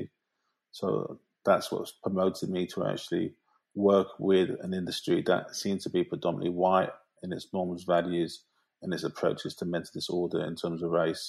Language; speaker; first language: English; native; English